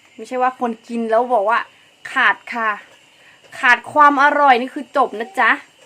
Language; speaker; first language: Thai; non-native, local second language; Karen languages